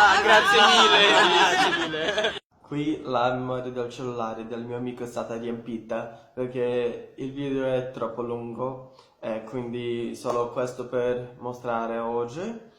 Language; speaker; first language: Italian; non-native, learner; Portuguese